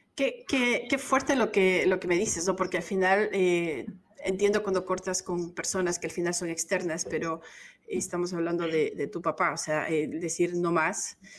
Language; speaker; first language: Spanish; native; Spanish